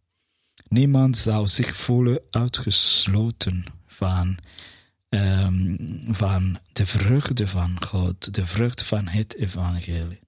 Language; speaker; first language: Dutch; non-native, fluent; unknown